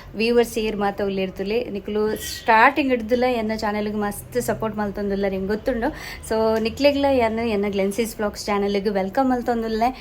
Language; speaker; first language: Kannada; non-native, local second language; Tulu